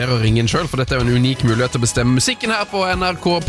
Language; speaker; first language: Norwegian; native; Norwegian